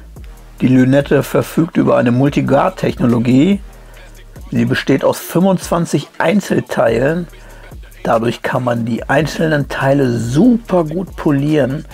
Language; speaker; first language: German; native; German